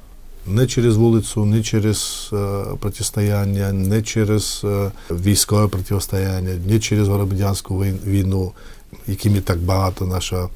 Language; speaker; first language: Ukrainian; non-native, fluent; Georgian